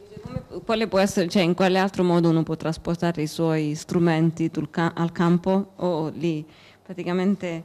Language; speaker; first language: Italian; native; Italian